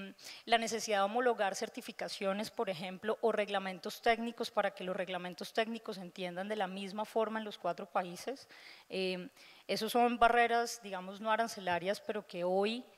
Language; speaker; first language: Spanish; native; Spanish